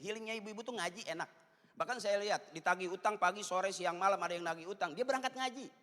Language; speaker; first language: Malay; native; Malay